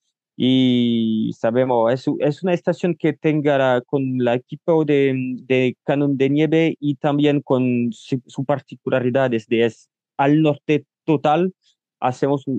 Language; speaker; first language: Spanish; non-native, learner; French